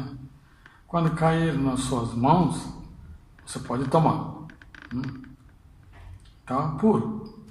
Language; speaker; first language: Portuguese; non-native, fluent; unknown